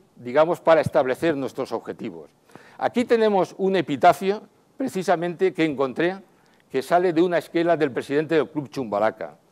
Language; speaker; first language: Spanish; native; Spanish